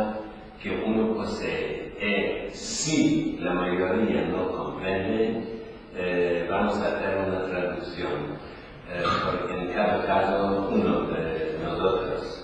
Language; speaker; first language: Spanish; non-native, learner; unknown